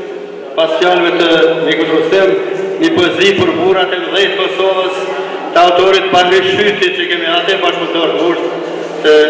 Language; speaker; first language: Albanian; native; Albanian